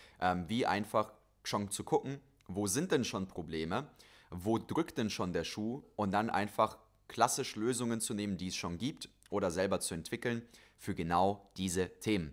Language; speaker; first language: German; native; German